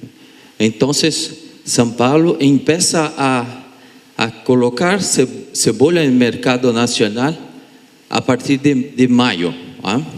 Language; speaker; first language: Spanish; non-native, learner; Portuguese